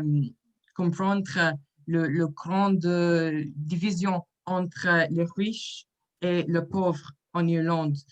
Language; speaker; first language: French; non-native, learner; English